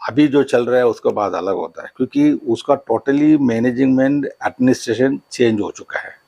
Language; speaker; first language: Hindi; non-native, local second language; Tamil